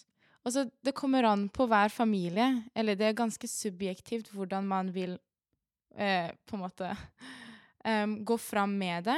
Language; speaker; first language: Norwegian; early bilingual, other home language; Persian